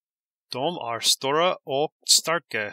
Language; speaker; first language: Swedish; non-native, learner; English